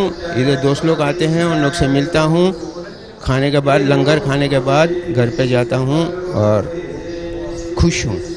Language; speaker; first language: Hindi; non-native, local second language; Sindhi